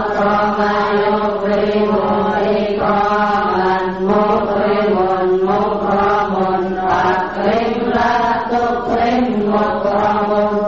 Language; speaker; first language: Arabic; non-native, learner; Indonesian